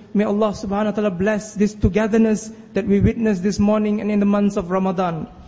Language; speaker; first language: English; non-native, local second language; Malay